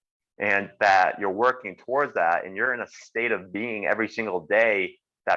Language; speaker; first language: English; native; English